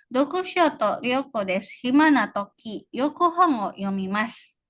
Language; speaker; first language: Japanese; non-native, fluent; Indonesian